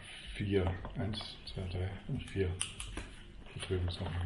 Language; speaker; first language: German; native; German